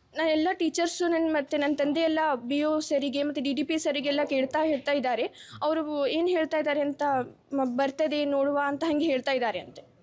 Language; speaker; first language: Kannada; non-native, local second language; Urdu